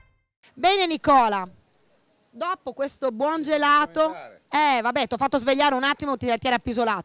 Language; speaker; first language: Italian; native; Italian